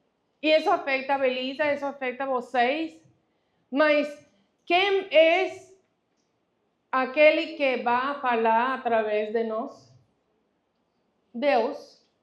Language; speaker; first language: Portuguese; non-native, fluent; Spanish